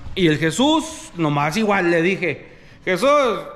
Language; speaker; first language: Spanish; early bilingual, other home language; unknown